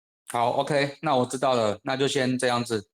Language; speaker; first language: Chinese; native; Chinese